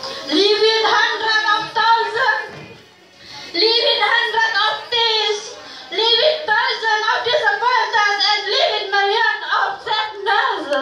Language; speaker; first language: English; non-native, learner; Indonesian